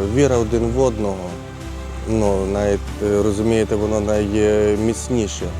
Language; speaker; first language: Ukrainian; native; Ukrainian